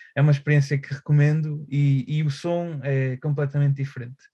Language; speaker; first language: Portuguese; native; Portuguese